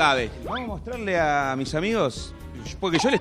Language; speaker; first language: Spanish; native; Spanish